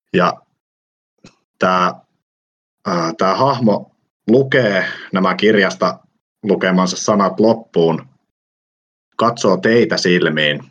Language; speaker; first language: Finnish; native; Finnish